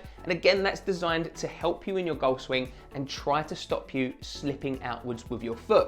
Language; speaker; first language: English; native; English